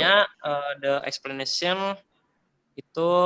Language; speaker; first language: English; non-native, learner; Indonesian